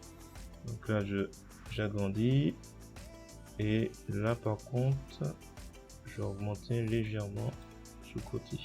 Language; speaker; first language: French; native; French